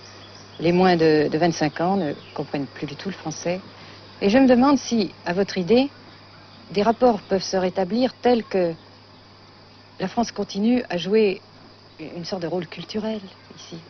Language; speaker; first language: French; native; French